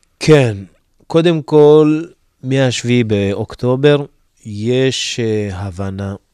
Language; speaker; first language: Hebrew; early bilingual, other home language; Amharic